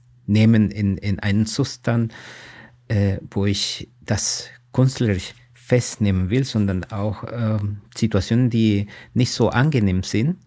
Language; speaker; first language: German; non-native, fluent; Spanish